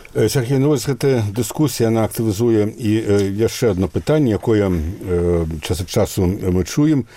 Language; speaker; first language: Belarusian; native; Belarusian